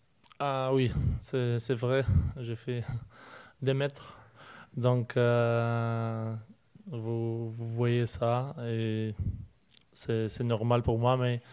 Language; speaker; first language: French; non-native, learner; Polish